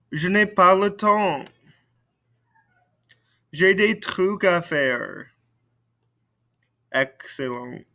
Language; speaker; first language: French; non-native, fluent; English